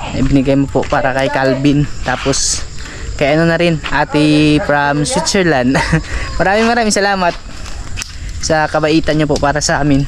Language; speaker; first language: Filipino; non-native, local second language; Cebuano